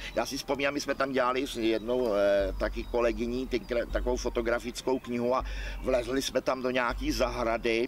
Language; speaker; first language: Czech; native; Czech